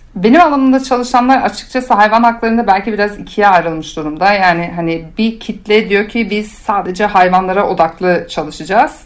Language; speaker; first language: Turkish; early bilingual, heritage; Turkish